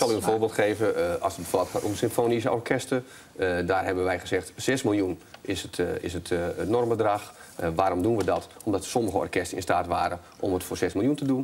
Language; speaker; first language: Dutch; native; Dutch